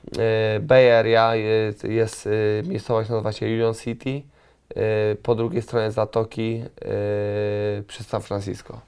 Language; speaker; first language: Polish; native; Polish